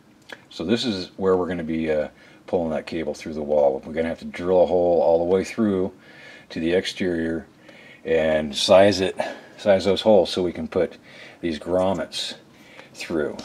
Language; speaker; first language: English; native; English